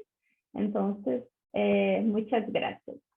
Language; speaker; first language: Spanish; non-native, learner; Portuguese